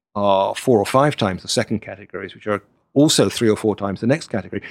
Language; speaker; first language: English; native; English